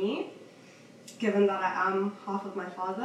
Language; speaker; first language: English; native; English